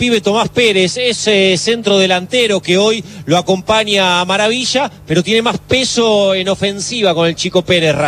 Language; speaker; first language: Spanish; native; Spanish